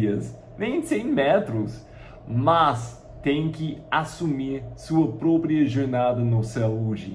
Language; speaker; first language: Portuguese; non-native, fluent; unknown